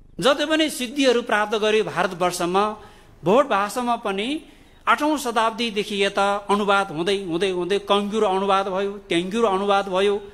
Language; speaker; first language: Nepali; non-native, local second language; Gurung